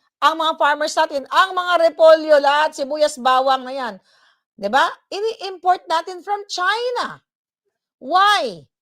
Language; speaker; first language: Filipino; non-native, local second language; Hiligaynon